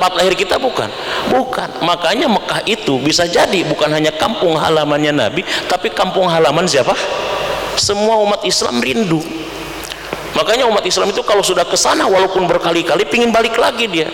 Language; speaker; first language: Indonesian; native; Indonesian